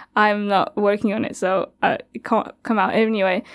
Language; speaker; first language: English; non-native, fluent; French